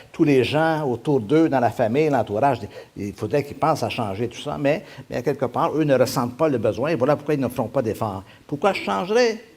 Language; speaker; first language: French; native; French